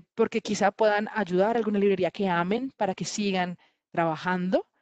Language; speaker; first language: Spanish; native; Spanish